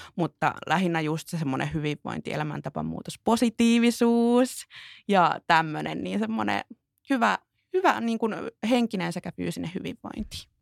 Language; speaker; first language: Finnish; native; Finnish